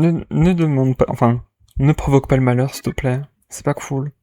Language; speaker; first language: French; native; French